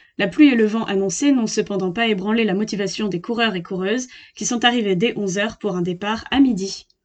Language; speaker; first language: French; native; French